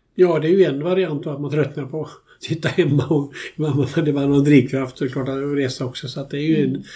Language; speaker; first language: Swedish; native; Swedish